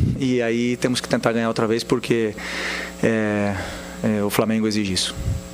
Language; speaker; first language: Portuguese; native; Portuguese